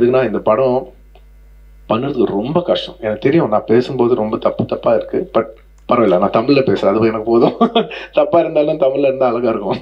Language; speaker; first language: Tamil; non-native, local second language; Telugu